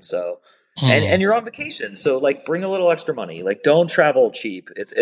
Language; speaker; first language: English; native; English